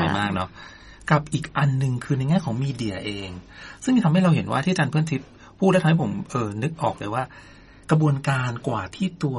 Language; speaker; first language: Thai; native; Thai